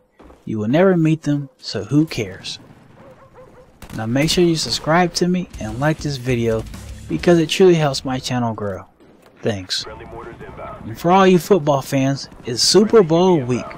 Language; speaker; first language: English; native; English